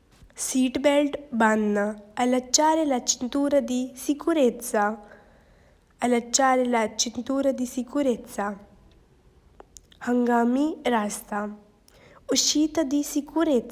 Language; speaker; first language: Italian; non-native, learner; Urdu